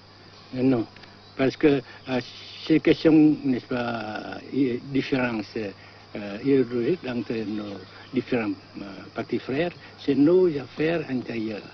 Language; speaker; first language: French; non-native, local second language; Vietnamese